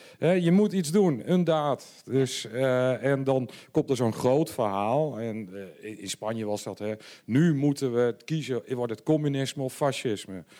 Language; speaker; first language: Dutch; native; Dutch